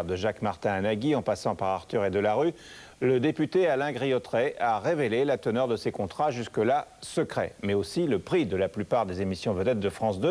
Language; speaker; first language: French; native; French